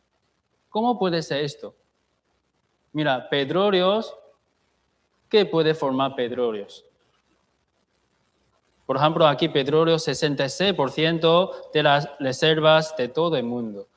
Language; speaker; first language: Spanish; non-native, fluent; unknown